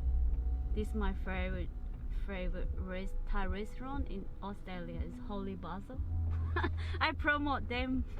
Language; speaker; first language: English; non-native, learner; Thai